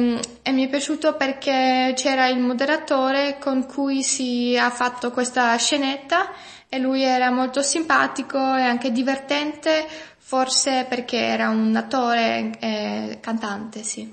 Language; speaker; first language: Italian; non-native, fluent; German